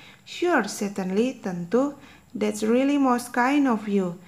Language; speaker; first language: English; non-native, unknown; Indonesian